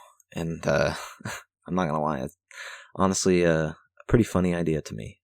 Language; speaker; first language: English; native; English